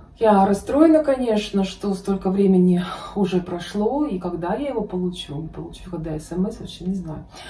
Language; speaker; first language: Russian; native; Russian